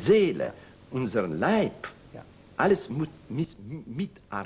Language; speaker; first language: German; non-native, learner; Russian